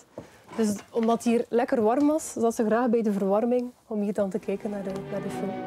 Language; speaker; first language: Dutch; native; Dutch